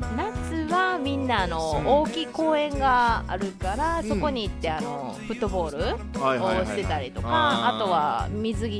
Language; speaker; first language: Japanese; native; Japanese